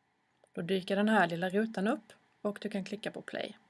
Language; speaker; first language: Swedish; native; Swedish